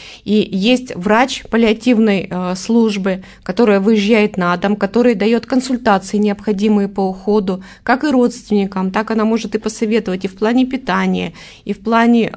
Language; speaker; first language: Russian; native; Russian